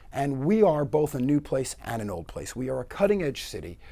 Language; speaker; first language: English; native; English